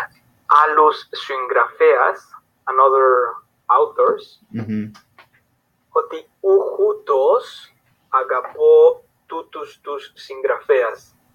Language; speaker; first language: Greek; non-native, fluent; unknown